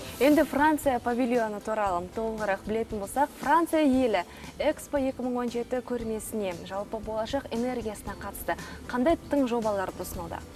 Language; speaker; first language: Kazakh; native; Kazakh